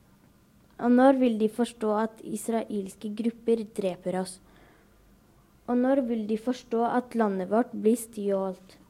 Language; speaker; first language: Norwegian; early bilingual, other home language; Arabic